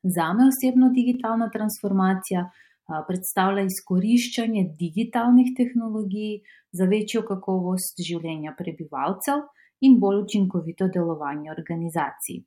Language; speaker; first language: Slovenian; non-native, fluent; Macedonian